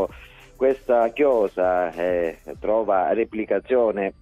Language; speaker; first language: Italian; native; Italian